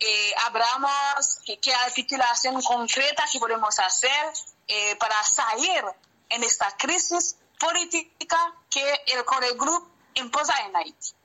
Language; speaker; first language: Spanish; non-native, learner; Haitian Creole